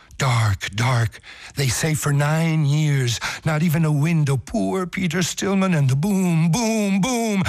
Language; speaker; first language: English; early bilingual, other home language; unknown